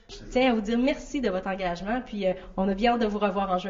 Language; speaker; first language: French; native; French